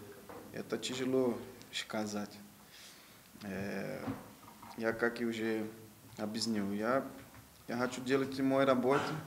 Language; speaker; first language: Russian; non-native, learner; Portuguese